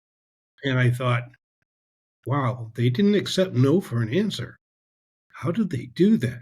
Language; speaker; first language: English; native; English